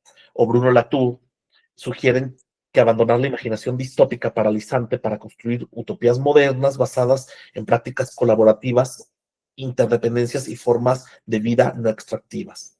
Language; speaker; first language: Spanish; native; Spanish